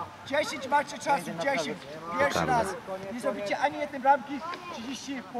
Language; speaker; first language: Polish; early bilingual, heritage; Polish